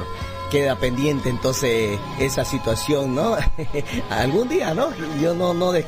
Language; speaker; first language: Spanish; native; Spanish